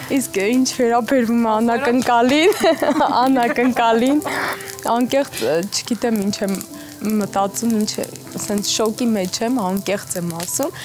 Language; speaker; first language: Armenian; native; Armenian